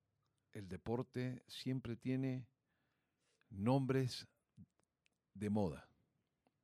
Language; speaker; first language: Spanish; native; Spanish